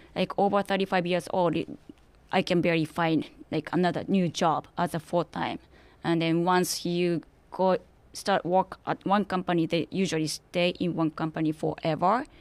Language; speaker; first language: English; non-native, learner; Japanese